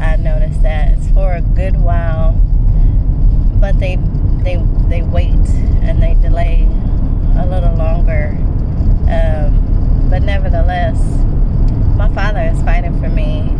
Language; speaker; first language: English; native; English